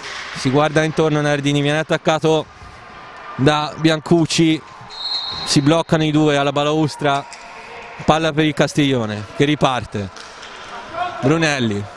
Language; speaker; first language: Italian; native; Italian